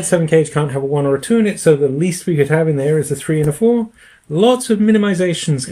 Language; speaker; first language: English; native; English